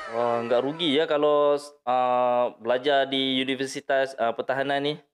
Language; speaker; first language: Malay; native; Malay